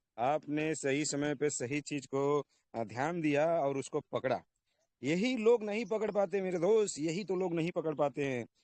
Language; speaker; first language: Hindi; native; Hindi